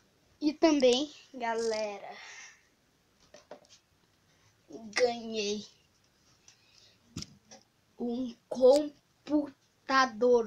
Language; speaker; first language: Portuguese; native; Portuguese